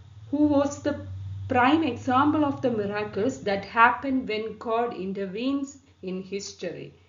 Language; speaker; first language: English; non-native, local second language; Malayalam